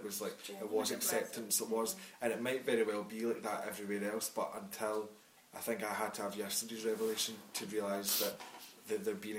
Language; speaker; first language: English; native; English